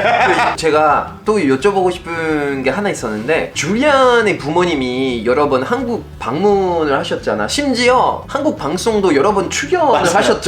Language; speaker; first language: Korean; non-native, fluent; French